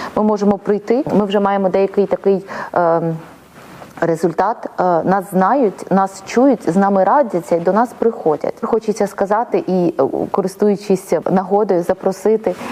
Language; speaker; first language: Ukrainian; native; Ukrainian